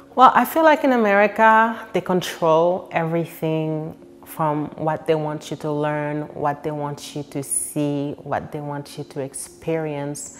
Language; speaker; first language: English; early bilingual, other home language; Haitian Creole